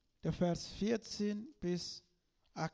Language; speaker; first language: German; non-native, learner; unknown